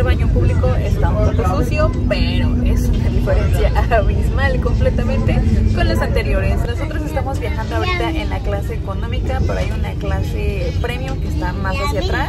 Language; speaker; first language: Spanish; native; Spanish